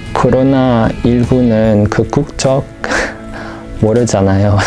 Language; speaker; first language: Korean; non-native, fluent; English